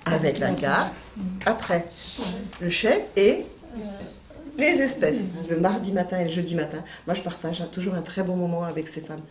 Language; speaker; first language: French; native; French